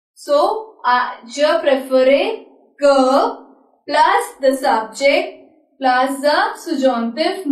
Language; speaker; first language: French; non-native, learner; Hindi